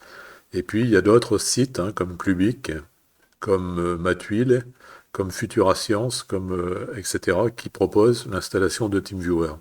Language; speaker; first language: French; native; French